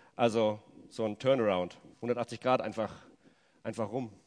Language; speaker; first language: German; native; German